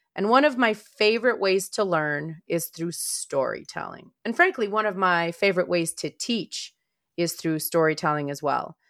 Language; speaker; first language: English; non-native, fluent; Romanian